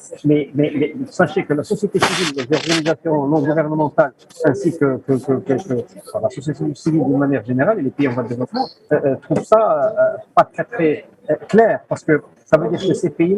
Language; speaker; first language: French; non-native, local second language; Arabic